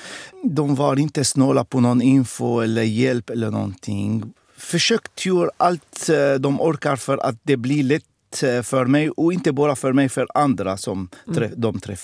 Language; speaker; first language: Swedish; non-native, fluent; Arabic